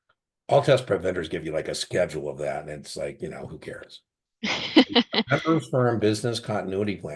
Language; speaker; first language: English; native; English